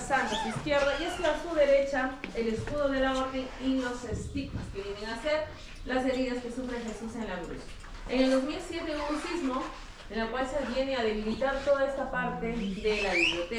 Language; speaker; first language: Spanish; native; Spanish